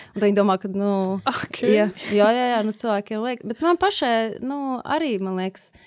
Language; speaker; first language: Latvian; native; Latvian